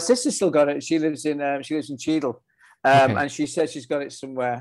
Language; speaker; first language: English; native; English